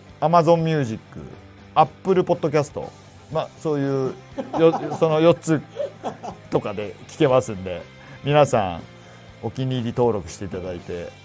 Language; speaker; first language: Japanese; native; Japanese